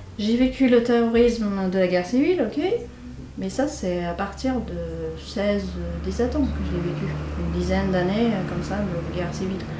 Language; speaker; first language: French; non-native, local second language; Kabyle